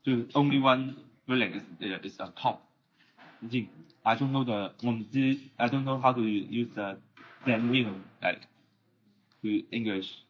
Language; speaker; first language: English; non-native, learner; Chinese